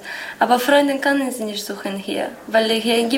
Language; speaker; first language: German; non-native, learner; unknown